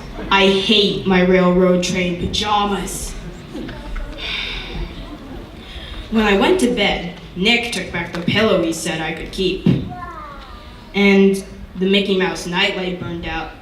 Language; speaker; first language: English; native; English